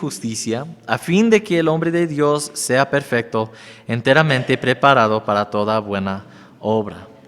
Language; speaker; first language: Spanish; non-native, fluent; English